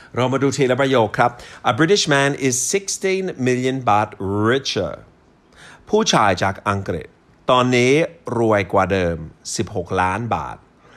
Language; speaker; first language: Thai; non-native, fluent; English